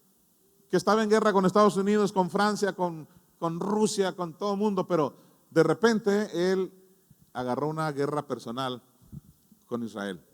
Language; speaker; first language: Spanish; native; Spanish